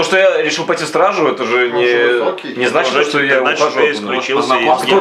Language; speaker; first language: Russian; native; Russian